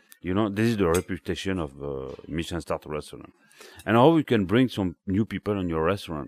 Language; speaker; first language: English; non-native, learner; French